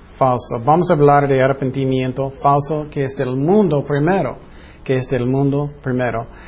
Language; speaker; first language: Spanish; non-native, fluent; English